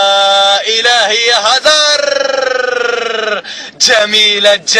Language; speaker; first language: Arabic; native; Arabic